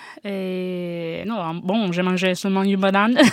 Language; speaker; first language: French; non-native, fluent; Italian